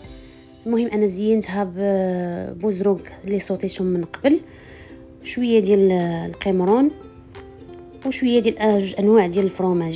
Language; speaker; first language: Arabic; native; Arabic